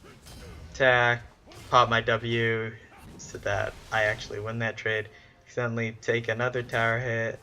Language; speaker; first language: English; native; English